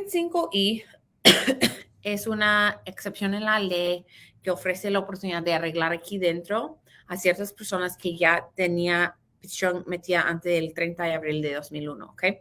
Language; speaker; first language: Spanish; early bilingual, heritage; Spanish